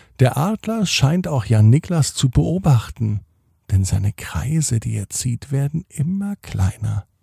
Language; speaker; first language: German; native; German